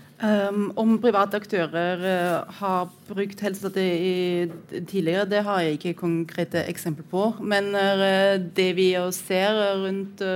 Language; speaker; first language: Norwegian; non-native, fluent; German